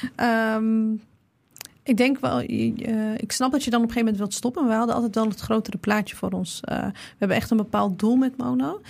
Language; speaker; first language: Dutch; early bilingual, other home language; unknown